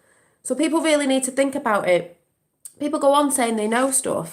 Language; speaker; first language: English; native; English